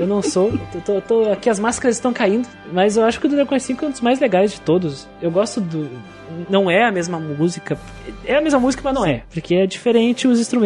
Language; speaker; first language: Portuguese; native; Portuguese